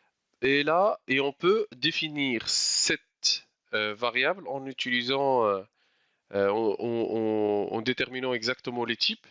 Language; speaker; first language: French; non-native, local second language; Arabic